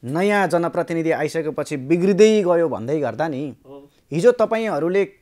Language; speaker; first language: Nepali; native; Nepali